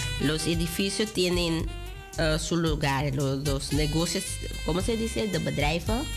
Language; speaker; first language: Spanish; non-native, local second language; Dutch